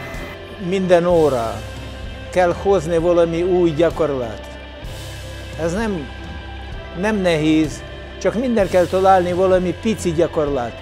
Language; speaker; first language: Hungarian; non-native, learner; Russian